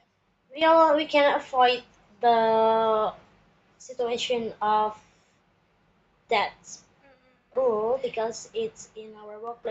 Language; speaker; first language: English; non-native, learner; Indonesian